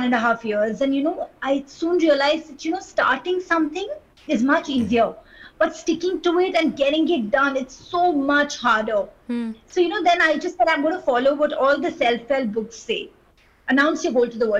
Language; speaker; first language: English; non-native, local second language; Hindi